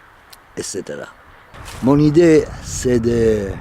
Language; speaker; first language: French; non-native, fluent; Italian